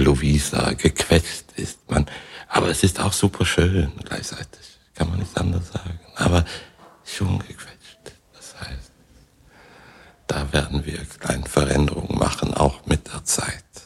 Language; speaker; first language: German; non-native, fluent; Swedish